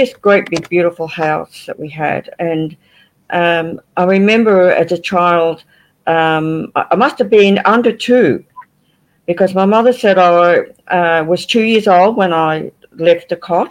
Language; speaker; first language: English; native; English